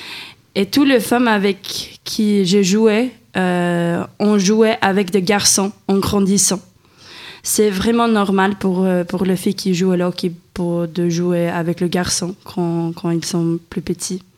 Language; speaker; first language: French; non-native, fluent; Swedish